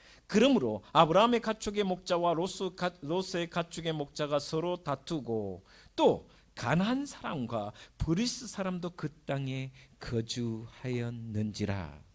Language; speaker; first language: Korean; native; Korean